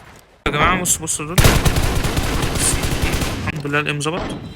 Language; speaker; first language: Arabic; native; Arabic